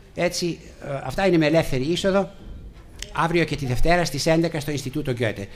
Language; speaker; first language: Greek; native; Greek